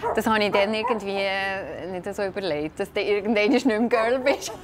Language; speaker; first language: German; native; German